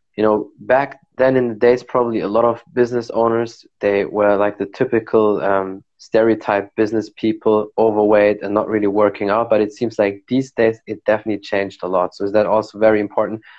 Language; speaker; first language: English; non-native, fluent; Arabic